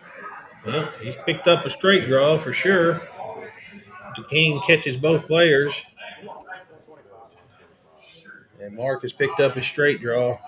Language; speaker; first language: English; native; English